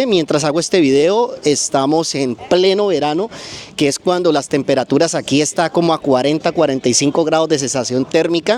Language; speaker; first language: Spanish; native; Spanish